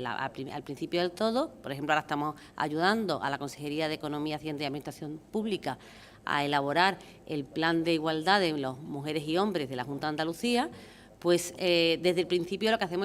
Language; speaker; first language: Spanish; native; Spanish